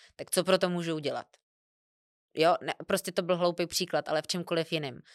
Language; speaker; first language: Czech; native; Czech